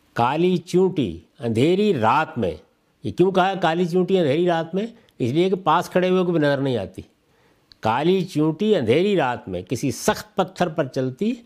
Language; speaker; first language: Urdu; non-native, local second language; Punjabi